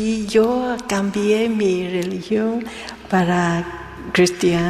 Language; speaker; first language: Spanish; non-native, learner; Vietnamese